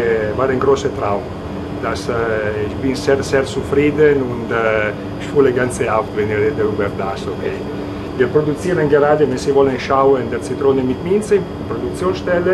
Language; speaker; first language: German; non-native, learner; Italian